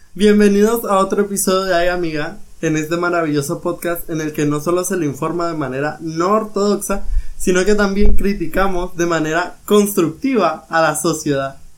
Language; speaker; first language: Spanish; native; Spanish